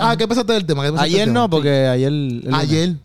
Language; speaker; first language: Spanish; native; Spanish